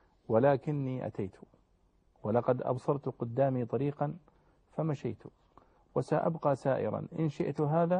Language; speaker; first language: Arabic; native; Arabic